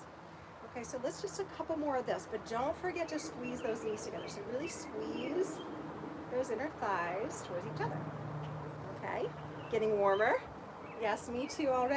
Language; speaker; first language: English; native; English